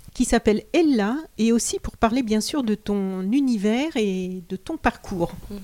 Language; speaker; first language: French; native; French